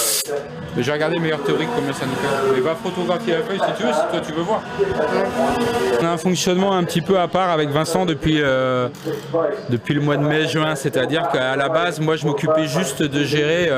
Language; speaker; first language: French; native; French